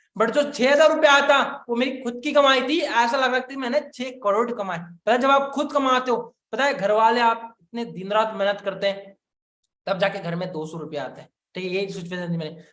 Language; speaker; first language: Hindi; non-native, local second language; Marathi